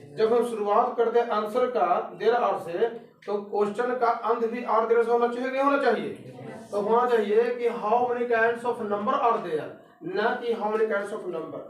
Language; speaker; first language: Hindi; native; Hindi